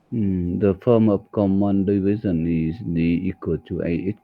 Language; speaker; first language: English; non-native, learner; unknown